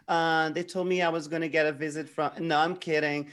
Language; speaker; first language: English; non-native, fluent; Portuguese